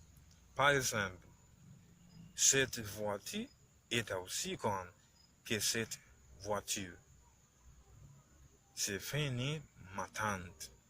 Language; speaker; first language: French; non-native, learner; Spanish